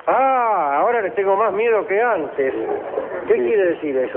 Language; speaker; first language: Spanish; native; Spanish